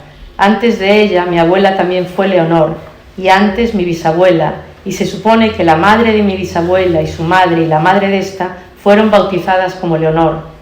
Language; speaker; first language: Spanish; native; Spanish